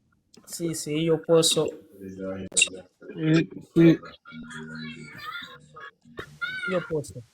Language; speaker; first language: Italian; non-native, learner; French